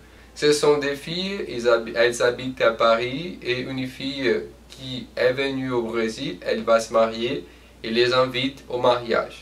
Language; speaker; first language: French; non-native, fluent; Portuguese